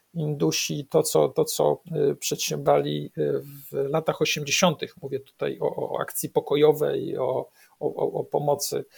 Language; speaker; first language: Polish; native; Polish